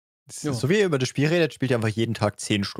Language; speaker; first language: German; native; German